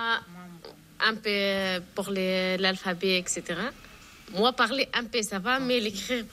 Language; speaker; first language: French; non-native, learner; Arabic